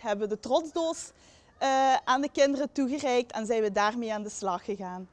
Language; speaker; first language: Dutch; native; Dutch